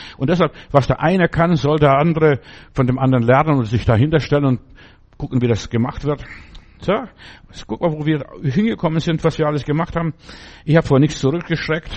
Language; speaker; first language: German; early bilingual, other home language; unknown